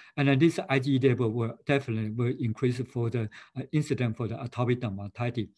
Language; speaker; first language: English; non-native, fluent; Chinese